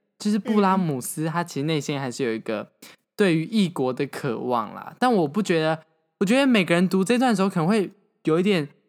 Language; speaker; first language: Chinese; native; Chinese